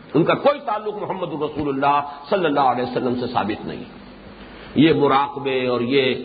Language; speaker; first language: Urdu; native; Urdu